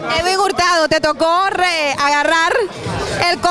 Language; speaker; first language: Spanish; native; Spanish